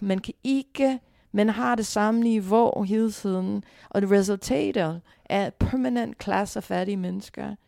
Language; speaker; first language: Danish; non-native, fluent; English